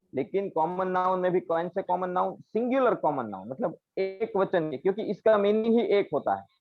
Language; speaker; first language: Hindi; non-native, local second language; Gujarati